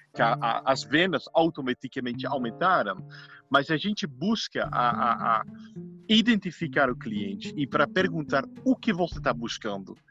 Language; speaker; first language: Portuguese; non-native, fluent; Dutch